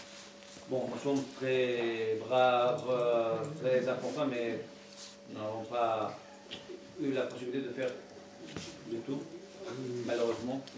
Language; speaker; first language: French; non-native, learner; Armenian